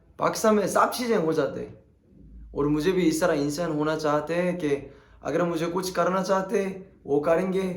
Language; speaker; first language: Hindi; non-native, learner; Korean